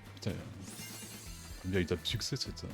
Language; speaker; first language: French; native; French